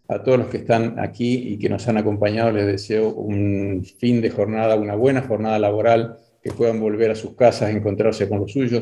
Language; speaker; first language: Spanish; native; Spanish